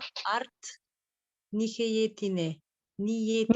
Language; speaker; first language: Turkish; non-native, learner; Kyrgyz